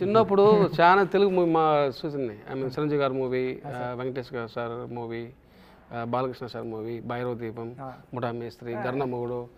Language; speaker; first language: Telugu; non-native, local second language; Tamil